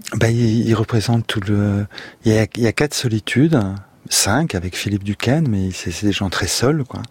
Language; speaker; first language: French; native; French